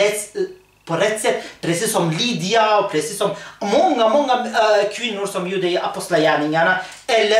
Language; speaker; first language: Swedish; early bilingual, other home language; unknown